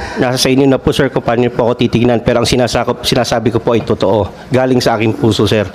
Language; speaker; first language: Filipino; non-native, local second language; Cebuano